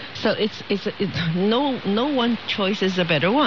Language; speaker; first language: English; non-native, fluent; Chinese